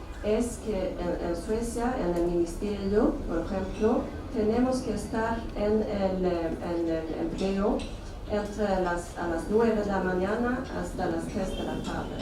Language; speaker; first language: Spanish; non-native, fluent; Swedish